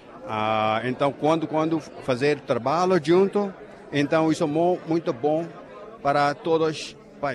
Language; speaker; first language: Portuguese; non-native, learner; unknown